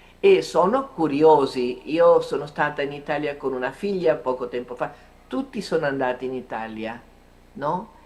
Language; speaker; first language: Italian; early bilingual, heritage; Italian